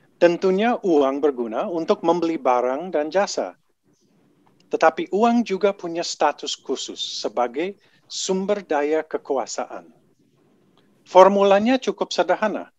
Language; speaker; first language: Indonesian; non-native, fluent; English